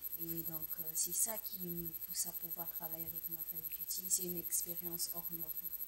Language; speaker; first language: French; non-native, local second language; Lingala